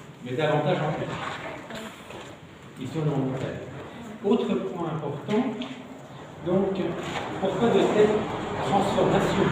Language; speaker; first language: French; native; French